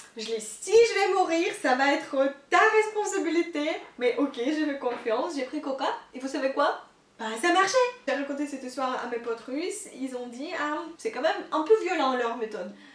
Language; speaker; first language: French; non-native, fluent; Russian